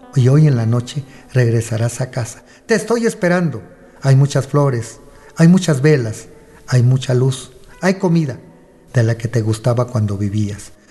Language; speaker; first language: Spanish; native; Spanish